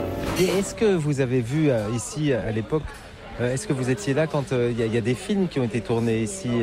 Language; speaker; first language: French; native; French